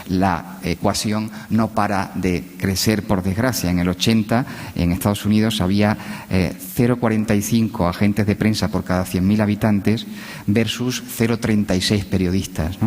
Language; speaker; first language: Spanish; native; Spanish